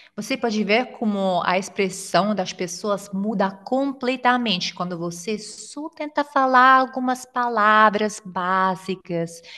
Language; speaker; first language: Portuguese; non-native, fluent; Italian